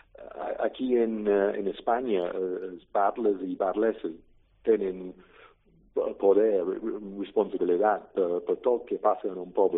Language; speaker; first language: Catalan; non-native, learner; English